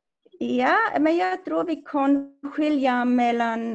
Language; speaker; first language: Swedish; non-native, fluent; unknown